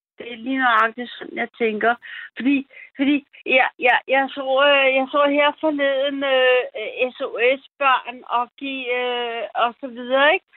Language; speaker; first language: Danish; early bilingual, other home language; German